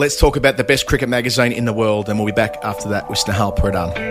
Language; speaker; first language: English; native; English